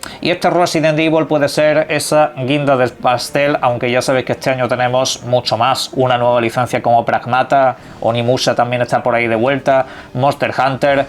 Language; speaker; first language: Spanish; native; Spanish